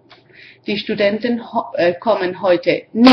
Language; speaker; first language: German; non-native, learner; Spanish